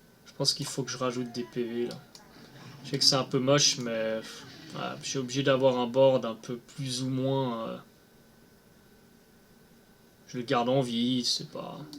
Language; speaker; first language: French; native; French